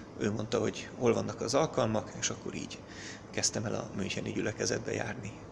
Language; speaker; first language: Hungarian; early bilingual, heritage; German